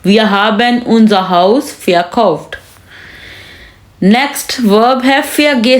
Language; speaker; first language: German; non-native, fluent; Urdu